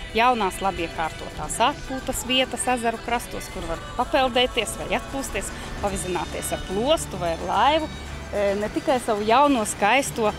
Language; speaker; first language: Latvian; native; Latvian